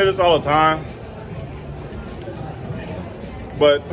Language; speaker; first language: English; native; English